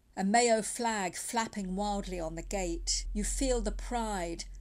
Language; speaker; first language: English; native; English